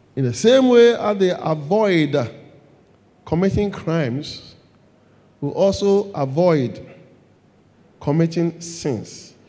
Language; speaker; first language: English; non-native, local second language; Akan